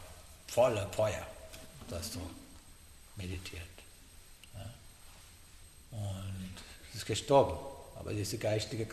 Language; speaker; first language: German; non-native, learner; Sinhala